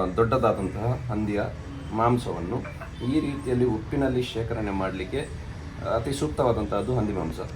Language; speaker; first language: Kannada; non-native, local second language; Tulu